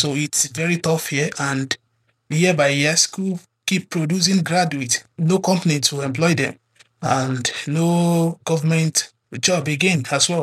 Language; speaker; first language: English; non-native, local second language; Yoruba